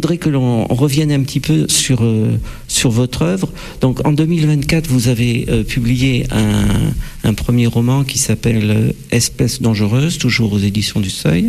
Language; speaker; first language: French; native; French